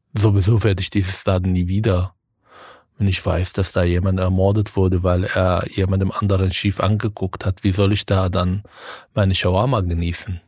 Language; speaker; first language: German; non-native, fluent; Arabic